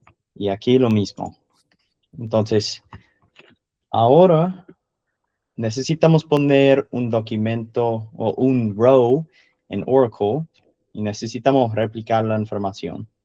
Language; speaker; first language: Spanish; non-native, learner; English